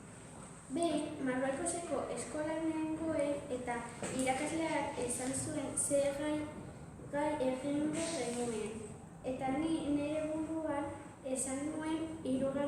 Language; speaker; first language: Basque; early bilingual, other home language; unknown